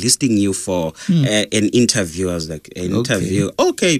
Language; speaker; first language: English; non-native, local second language; Zulu